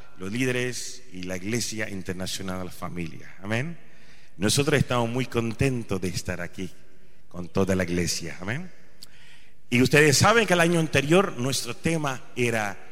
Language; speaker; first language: Spanish; non-native, fluent; Hindi